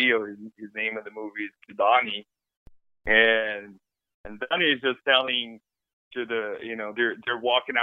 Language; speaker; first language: English; non-native, fluent; Portuguese